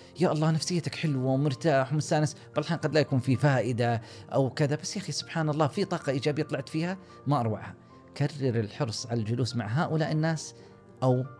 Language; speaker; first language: Arabic; native; Arabic